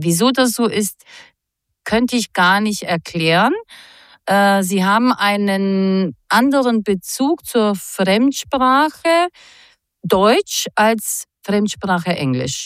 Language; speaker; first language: German; non-native, fluent; Croatian